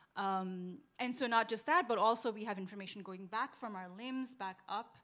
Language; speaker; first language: English; non-native, local second language; Urdu